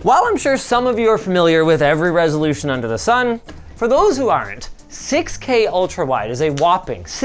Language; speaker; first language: English; native; English